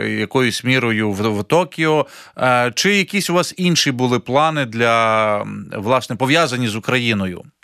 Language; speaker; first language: Ukrainian; native; Ukrainian